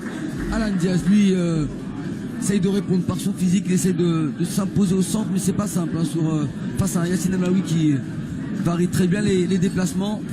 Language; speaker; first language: French; native; French